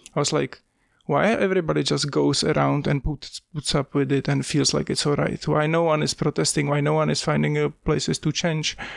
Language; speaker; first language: English; non-native, fluent; Czech